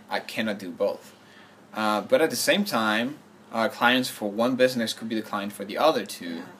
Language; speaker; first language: English; non-native, fluent; French